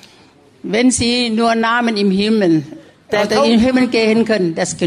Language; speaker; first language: German; non-native, learner; Thai